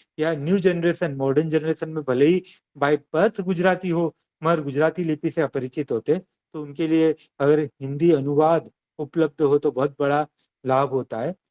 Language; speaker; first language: Hindi; non-native, local second language; Gujarati